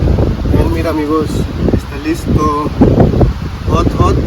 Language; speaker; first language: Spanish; non-native, learner; Hindi